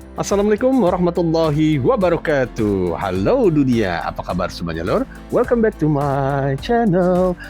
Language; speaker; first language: Indonesian; native; Indonesian